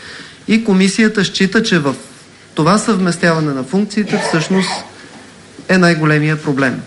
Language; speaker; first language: Bulgarian; native; Bulgarian